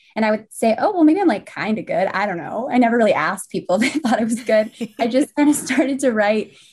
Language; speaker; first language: English; native; English